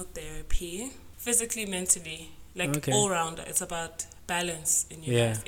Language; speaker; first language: English; non-native, local second language; Zulu